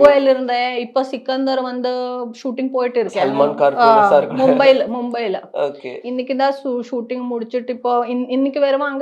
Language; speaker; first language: Tamil; non-native, learner; Malayalam